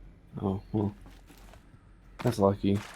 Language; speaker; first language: English; native; English